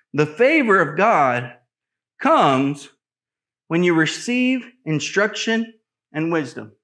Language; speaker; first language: English; native; English